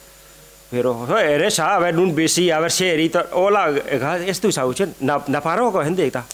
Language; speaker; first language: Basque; non-native, learner; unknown